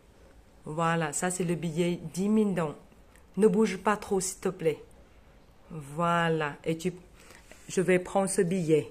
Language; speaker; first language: French; non-native, fluent; Vietnamese